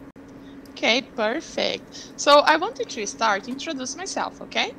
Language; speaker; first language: English; non-native, fluent; Portuguese